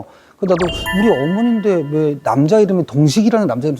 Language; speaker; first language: Korean; native; Korean